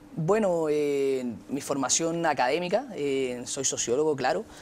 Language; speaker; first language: Spanish; native; Spanish